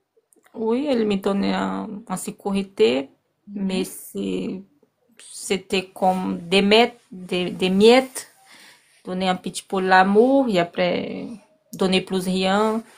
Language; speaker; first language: French; non-native, learner; Portuguese